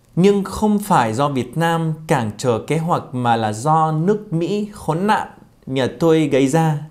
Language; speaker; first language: Vietnamese; non-native, fluent; Arabic